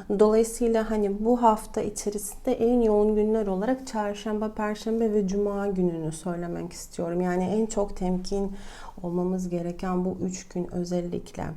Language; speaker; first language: Turkish; non-native, fluent; Russian